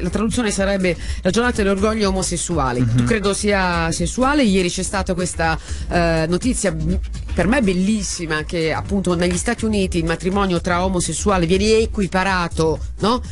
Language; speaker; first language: Italian; native; Italian